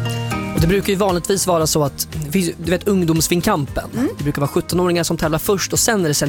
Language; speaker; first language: Swedish; native; Swedish